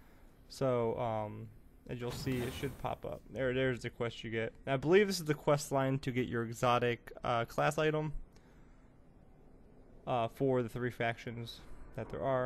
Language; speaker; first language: English; native; English